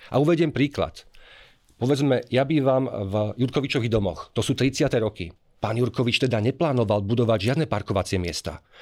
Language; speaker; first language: Slovak; native; Slovak